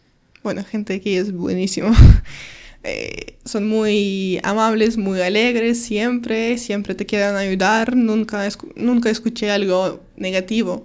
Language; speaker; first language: Spanish; non-native, learner; Ukrainian